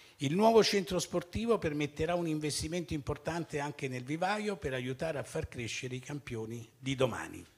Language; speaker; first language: Italian; native; Italian